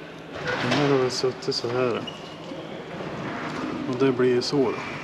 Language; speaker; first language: Swedish; native; Swedish